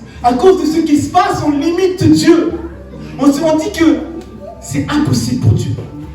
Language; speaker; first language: French; native; French